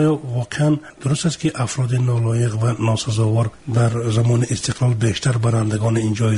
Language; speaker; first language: Tajik; native; Tajik